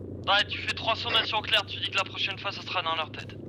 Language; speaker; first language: French; native; French